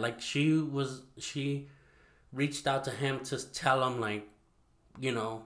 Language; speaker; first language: English; early bilingual, other home language; Spanish